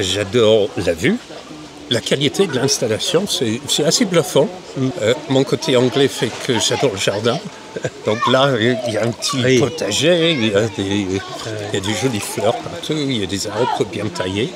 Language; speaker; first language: French; non-native, fluent; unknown